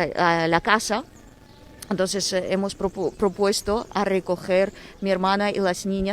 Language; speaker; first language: Spanish; non-native, fluent; Ukrainian